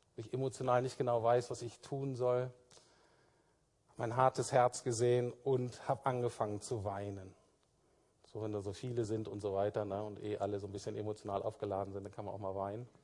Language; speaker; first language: German; native; German